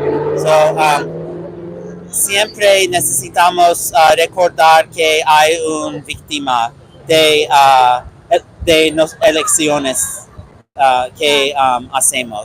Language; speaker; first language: Spanish; non-native, learner; English